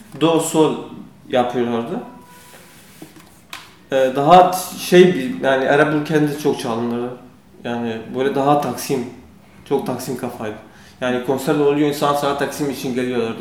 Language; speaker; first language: Turkish; non-native, learner; Kurdish